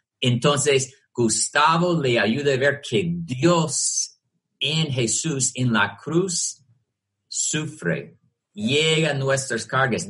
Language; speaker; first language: Spanish; non-native, fluent; English